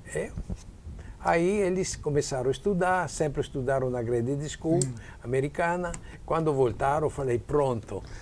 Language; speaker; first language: Portuguese; non-native, fluent; Italian